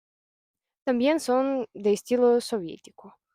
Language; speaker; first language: Spanish; non-native, fluent; Russian